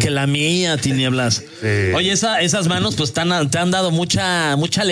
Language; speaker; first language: Spanish; native; Spanish